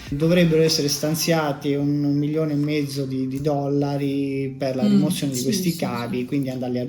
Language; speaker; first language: Italian; native; Italian